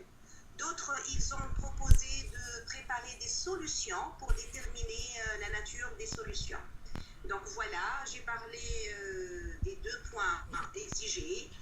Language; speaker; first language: French; non-native, local second language; Arabic